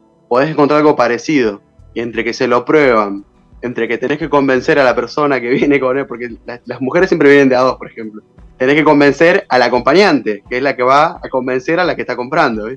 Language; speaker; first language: Spanish; native; Spanish